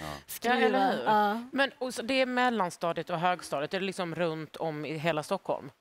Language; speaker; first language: Swedish; native; Swedish